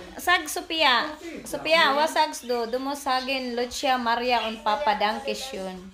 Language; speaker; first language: German; non-native, learner; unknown